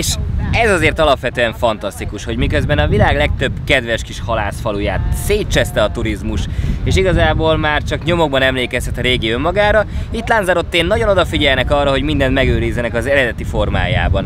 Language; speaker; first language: Hungarian; native; Hungarian